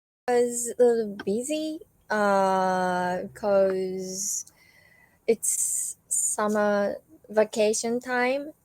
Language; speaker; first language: English; non-native, learner; Japanese